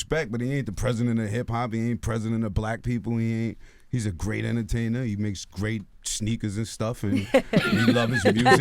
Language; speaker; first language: English; native; English